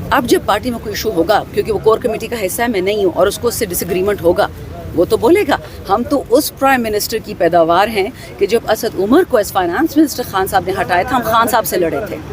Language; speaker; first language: Urdu; non-native, local second language; Pashto